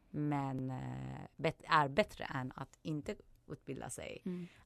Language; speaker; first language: Swedish; non-native, fluent; Persian